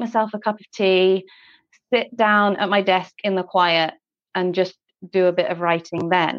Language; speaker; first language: English; native; English